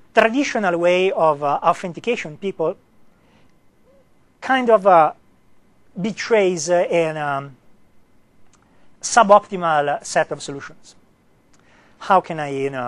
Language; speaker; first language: English; non-native, fluent; Italian